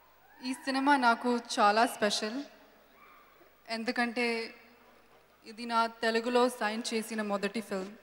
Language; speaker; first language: Telugu; non-native, learner; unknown